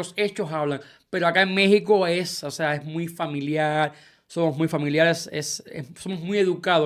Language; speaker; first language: Spanish; native; Spanish